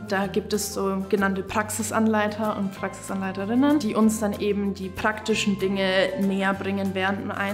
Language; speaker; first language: German; native; German